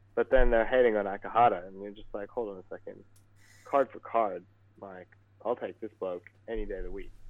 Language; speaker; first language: English; native; English